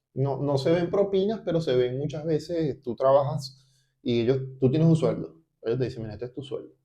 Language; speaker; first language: Spanish; native; Spanish